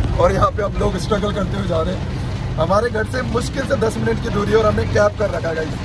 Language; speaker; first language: Hindi; non-native, local second language; Nepali